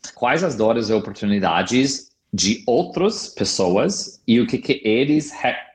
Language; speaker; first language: Portuguese; non-native, fluent; English